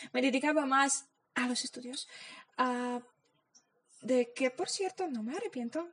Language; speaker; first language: Spanish; non-native, fluent; Polish